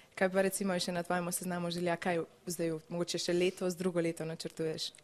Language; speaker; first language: Slovenian; native; Slovenian